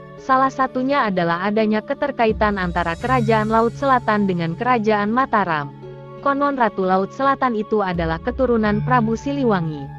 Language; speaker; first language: Indonesian; native; Indonesian